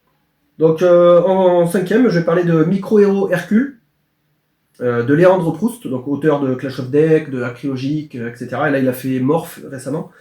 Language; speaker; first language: French; native; French